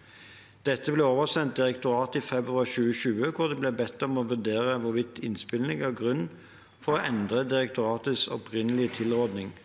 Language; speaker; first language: Norwegian; native; Norwegian